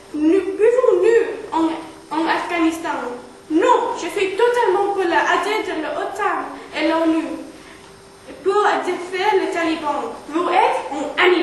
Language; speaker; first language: French; non-native, learner; English